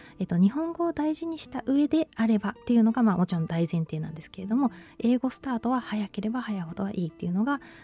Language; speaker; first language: Japanese; native; Japanese